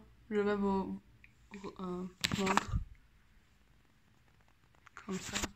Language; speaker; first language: French; non-native, learner; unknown